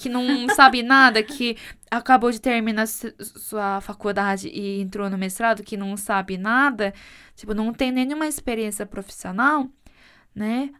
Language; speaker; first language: Portuguese; non-native, fluent; Korean